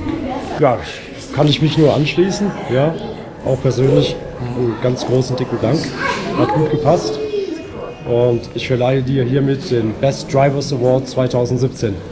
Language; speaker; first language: German; native; German